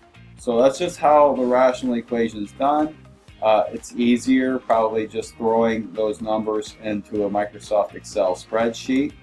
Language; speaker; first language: English; native; English